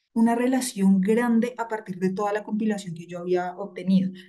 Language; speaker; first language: Spanish; native; Spanish